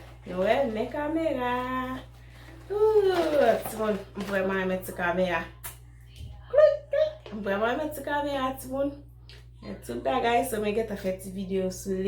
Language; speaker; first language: French; non-native, learner; Haitian Creole